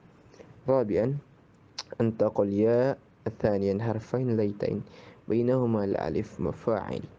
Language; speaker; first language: Arabic; non-native, learner; Indonesian